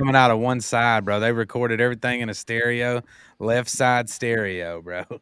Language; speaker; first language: English; native; English